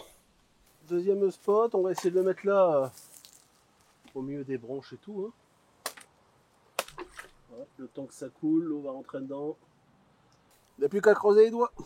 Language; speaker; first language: French; native; French